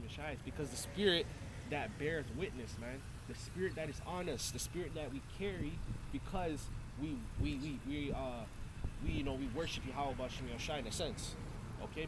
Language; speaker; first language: English; native; English